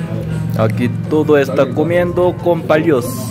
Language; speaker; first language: Spanish; non-native, learner; Korean